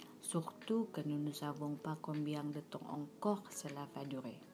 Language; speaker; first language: French; non-native, learner; Indonesian